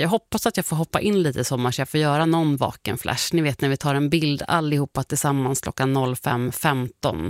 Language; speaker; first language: Swedish; native; Swedish